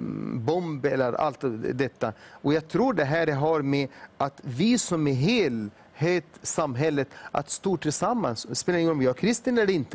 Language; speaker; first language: Swedish; non-native, fluent; Arabic